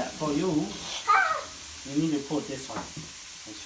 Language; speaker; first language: English; non-native, learner; Chinese